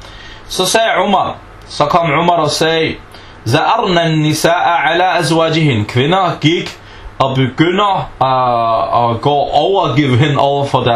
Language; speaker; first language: Danish; non-native, fluent; Arabic